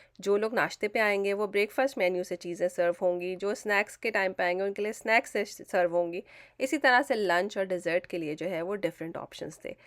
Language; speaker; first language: Urdu; native; Urdu